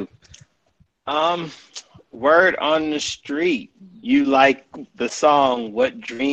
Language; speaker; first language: English; native; English